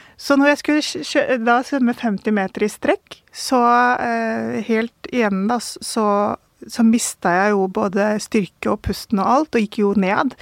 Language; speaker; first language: Norwegian; early bilingual, other home language; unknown